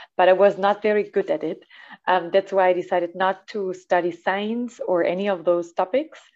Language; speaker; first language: English; non-native, fluent; German